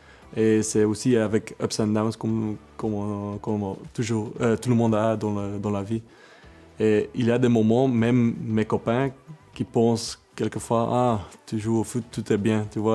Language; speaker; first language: French; non-native, local second language; Dutch